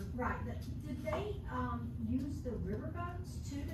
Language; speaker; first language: English; native; English